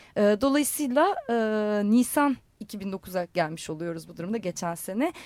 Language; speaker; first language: Turkish; non-native, local second language; Armenian